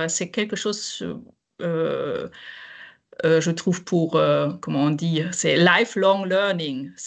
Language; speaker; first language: French; non-native, fluent; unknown